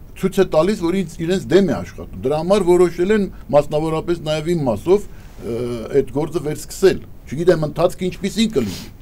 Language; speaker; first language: Armenian; native; Armenian